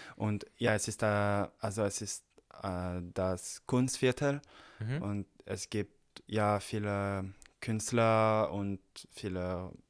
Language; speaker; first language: German; non-native, fluent; French